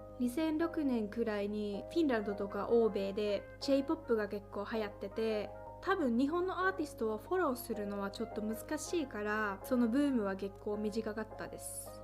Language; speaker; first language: Japanese; non-native, fluent; Finnish